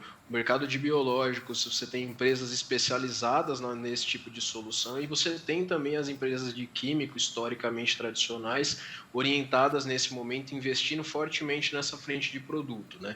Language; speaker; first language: Portuguese; native; Portuguese